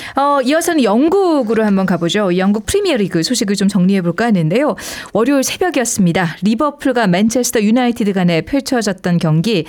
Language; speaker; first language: Korean; native; Korean